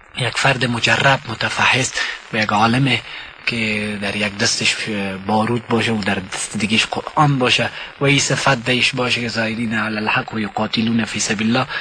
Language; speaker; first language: Persian; native; Persian